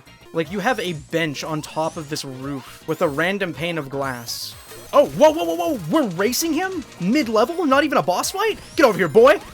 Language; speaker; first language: English; native; English